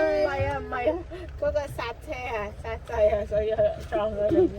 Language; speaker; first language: Chinese; native; Chinese